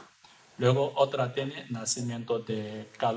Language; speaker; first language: Spanish; non-native, learner; Tibetan